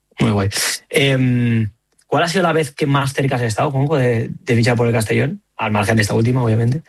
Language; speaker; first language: Spanish; native; Spanish